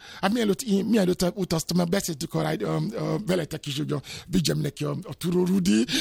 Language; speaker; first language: Hungarian; non-native, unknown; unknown